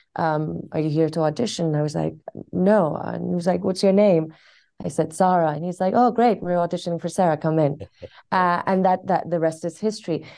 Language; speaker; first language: English; non-native, fluent; Persian